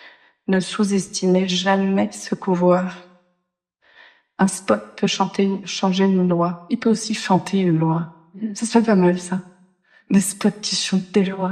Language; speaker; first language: French; native; French